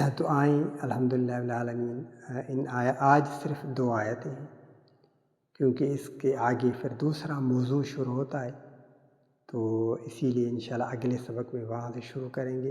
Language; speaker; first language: Urdu; non-native, local second language; Sindhi